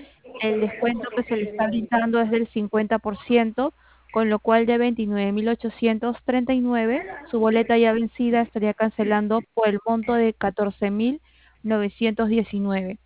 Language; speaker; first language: Spanish; native; Spanish